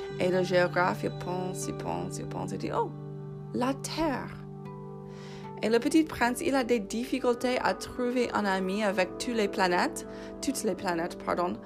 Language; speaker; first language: French; non-native, fluent; English